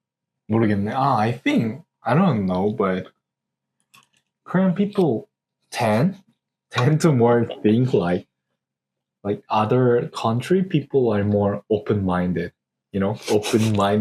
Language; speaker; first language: English; non-native, learner; Korean